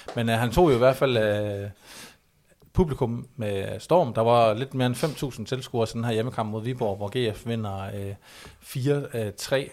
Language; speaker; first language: Danish; native; Danish